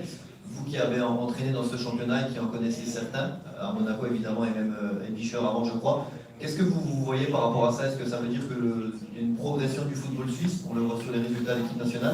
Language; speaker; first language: French; native; French